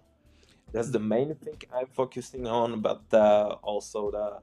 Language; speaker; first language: English; non-native, fluent; Czech